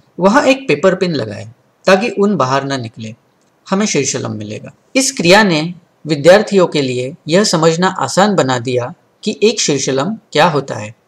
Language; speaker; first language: Hindi; non-native, local second language; Marathi